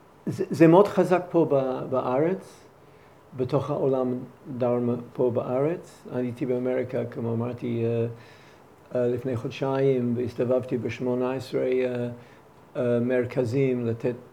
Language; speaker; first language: Hebrew; non-native, fluent; English